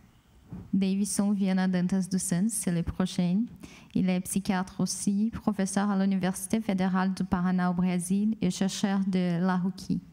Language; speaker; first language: French; non-native, fluent; Portuguese